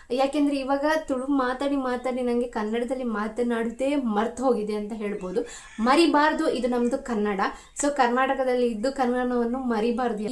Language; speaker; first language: Kannada; non-native, local second language; Tulu